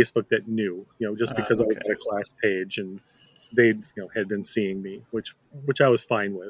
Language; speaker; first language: English; native; English